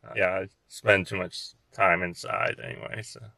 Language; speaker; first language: English; native; English